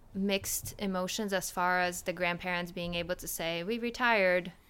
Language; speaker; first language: English; early bilingual, other home language; Polish